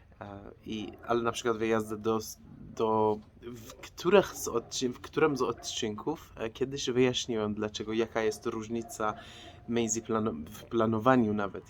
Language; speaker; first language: Polish; non-native, fluent; Persian